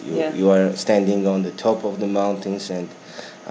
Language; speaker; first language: English; non-native, learner; Georgian